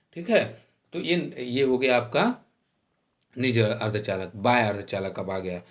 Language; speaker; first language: Hindi; native; Hindi